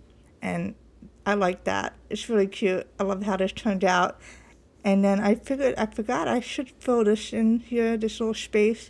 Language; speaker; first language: English; native; English